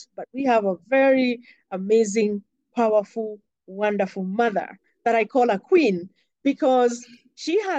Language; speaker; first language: English; non-native, local second language; Kikuyu